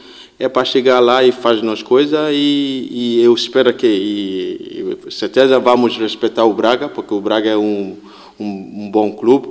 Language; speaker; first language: Portuguese; non-native, learner; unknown